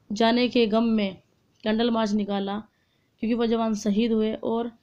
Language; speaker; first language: Hindi; native; Hindi